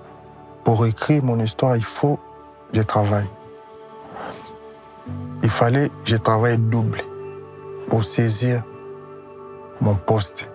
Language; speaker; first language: French; non-native, local second language; Lingala